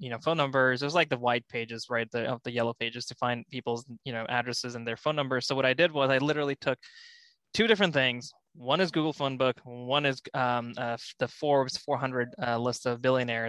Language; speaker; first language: English; native; English